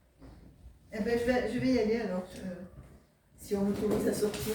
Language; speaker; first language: French; native; French